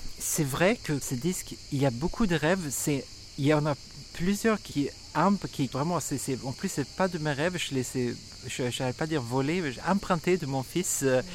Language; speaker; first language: French; non-native, fluent; Swedish